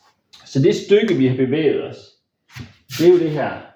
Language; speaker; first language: Danish; native; Danish